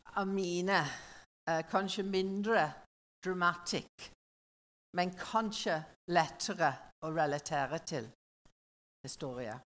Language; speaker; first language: Norwegian; non-native, learner; English